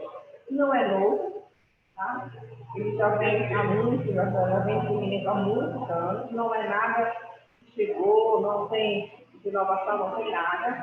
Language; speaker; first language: Portuguese; native; Portuguese